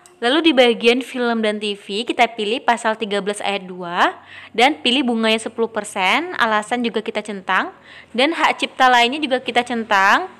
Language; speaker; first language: Indonesian; non-native, local second language; Minangkabau